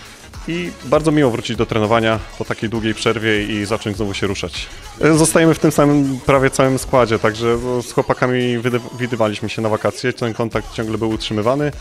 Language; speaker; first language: Polish; native; Polish